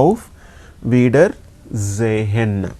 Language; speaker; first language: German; non-native, learner; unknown